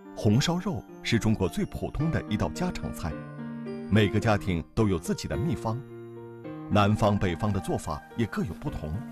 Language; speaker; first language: Chinese; native; Chinese